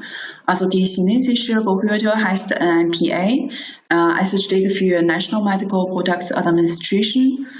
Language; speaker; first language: German; non-native, fluent; Chinese